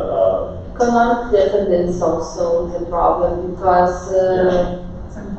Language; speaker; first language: English; non-native, fluent; Portuguese